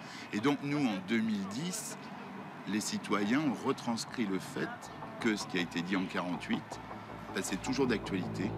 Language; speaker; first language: French; native; French